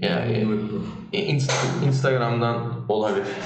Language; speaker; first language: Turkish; early bilingual, heritage; Turkish